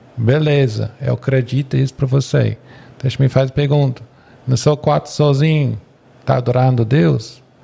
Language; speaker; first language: Portuguese; non-native, fluent; English